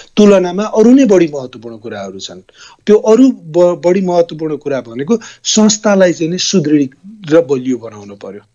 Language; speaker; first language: Nepali; native; Nepali